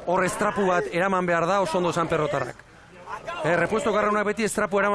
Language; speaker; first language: Basque; native; Basque